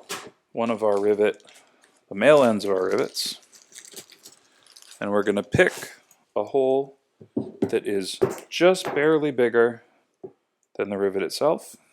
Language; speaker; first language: English; native; English